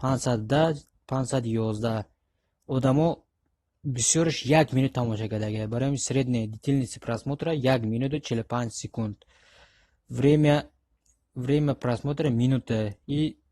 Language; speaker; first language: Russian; non-native, local second language; Tajik